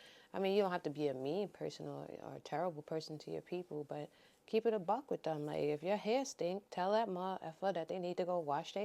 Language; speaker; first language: English; native; English